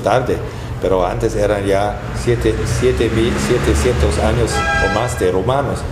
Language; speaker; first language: Spanish; non-native, fluent; German